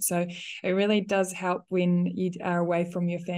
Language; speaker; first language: English; non-native, local second language; Afrikaans